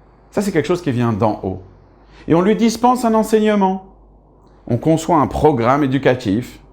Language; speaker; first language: French; native; French